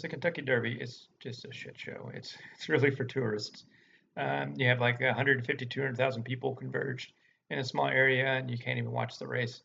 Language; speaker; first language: English; native; English